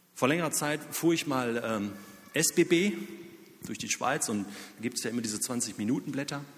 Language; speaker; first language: German; native; German